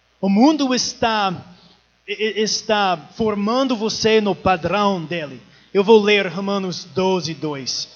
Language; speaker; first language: Portuguese; non-native, learner; English